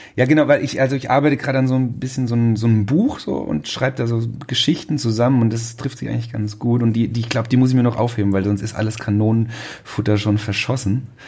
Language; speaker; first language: German; native; German